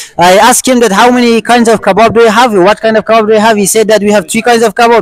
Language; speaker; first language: English; non-native, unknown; Persian